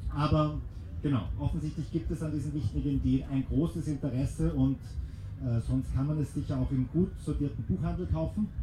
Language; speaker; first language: German; native; German